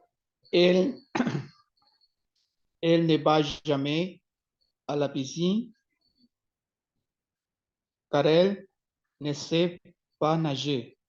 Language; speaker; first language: French; non-native, learner; Spanish